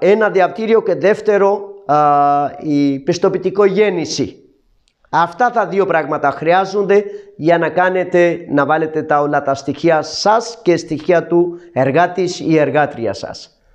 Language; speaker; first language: Greek; non-native, fluent; Urdu